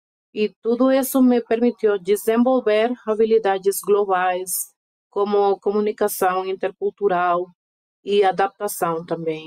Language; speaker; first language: Portuguese; non-native, fluent; Spanish